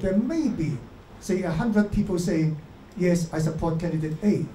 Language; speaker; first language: English; non-native, local second language; Cantonese